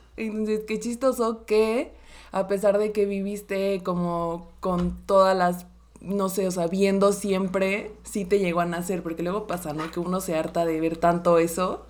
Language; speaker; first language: Spanish; native; Spanish